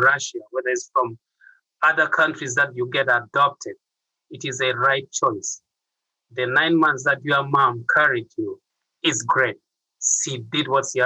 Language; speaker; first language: English; non-native, local second language; Acoli